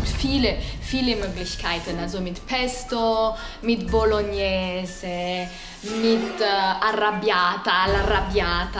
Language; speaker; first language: German; non-native, learner; Italian